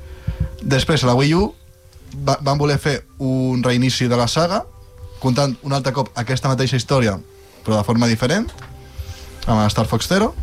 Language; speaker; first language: Catalan; native; Catalan